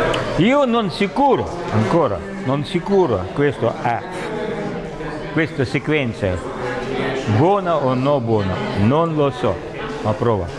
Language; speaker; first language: Italian; non-native, learner; Russian